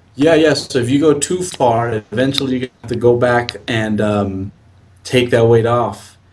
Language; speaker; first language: English; native; English